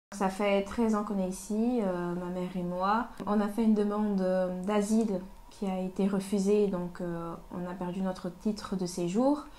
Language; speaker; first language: French; early bilingual, other home language; Portuguese